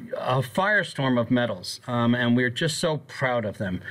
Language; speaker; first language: English; native; English